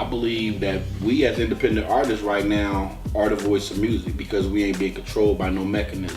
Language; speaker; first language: English; native; English